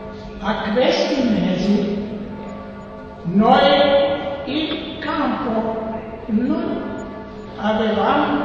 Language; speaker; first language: Italian; non-native, learner; Serbian